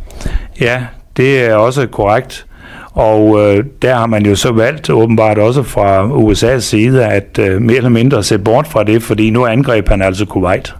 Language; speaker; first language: Danish; native; Danish